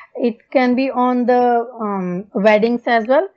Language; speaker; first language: English; non-native, local second language; Punjabi